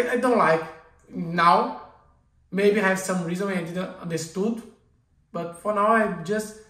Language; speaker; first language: English; non-native, learner; Portuguese